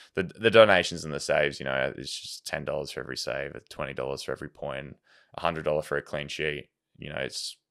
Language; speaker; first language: English; native; English